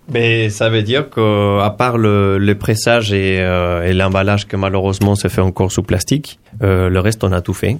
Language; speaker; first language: French; non-native, fluent; Spanish